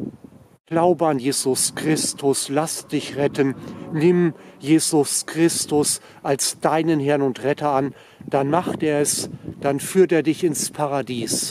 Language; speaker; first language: German; native; German